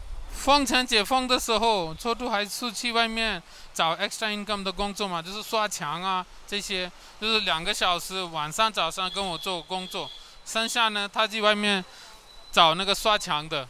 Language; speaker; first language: Chinese; non-native, learner; Hindi